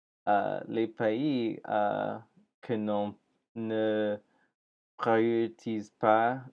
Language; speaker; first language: French; non-native, learner; English